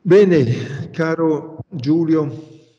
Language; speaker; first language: Italian; non-native, learner; French